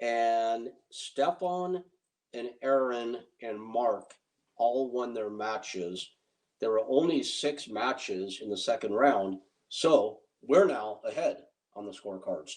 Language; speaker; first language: English; native; English